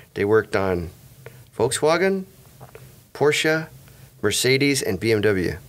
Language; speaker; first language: English; native; English